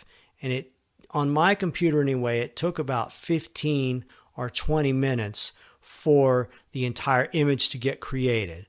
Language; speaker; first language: English; native; English